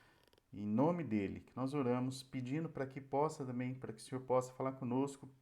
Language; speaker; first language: Portuguese; native; Portuguese